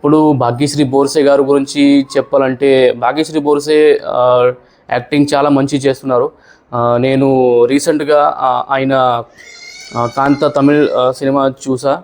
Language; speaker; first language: Telugu; non-native, learner; Marathi